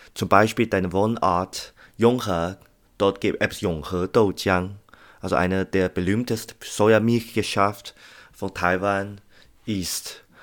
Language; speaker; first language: German; non-native, learner; Chinese